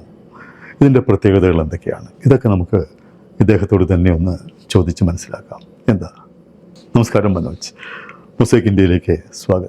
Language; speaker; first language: Malayalam; native; Malayalam